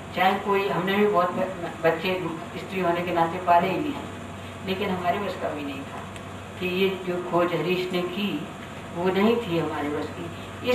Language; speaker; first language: Hindi; native; Hindi